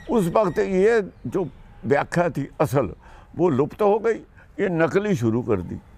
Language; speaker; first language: Hindi; non-native, local second language; Punjabi